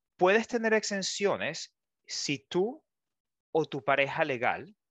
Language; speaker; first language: Spanish; native; Spanish